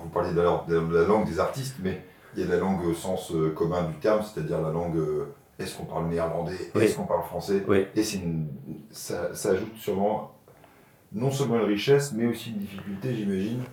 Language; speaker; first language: French; native; French